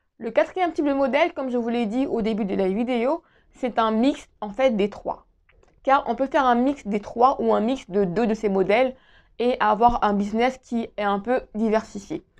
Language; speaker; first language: French; native; French